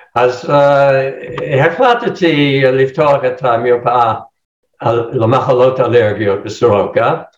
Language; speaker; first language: Hebrew; non-native, fluent; English